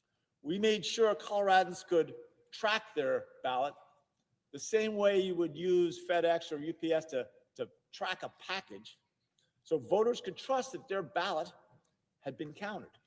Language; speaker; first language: English; native; English